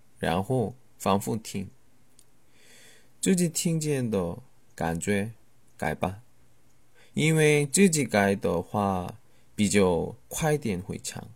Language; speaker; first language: Chinese; non-native, learner; Korean